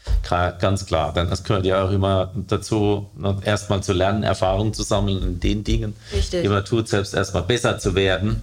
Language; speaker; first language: German; native; German